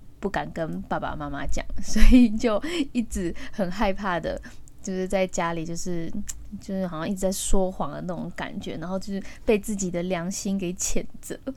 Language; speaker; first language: Chinese; early bilingual, heritage; Chinese